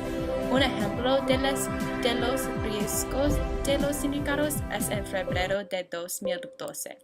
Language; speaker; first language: Spanish; non-native, learner; English